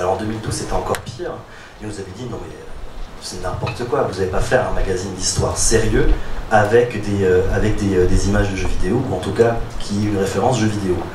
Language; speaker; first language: French; native; French